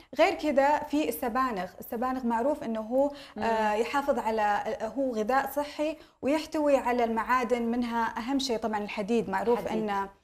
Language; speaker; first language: Arabic; native; Arabic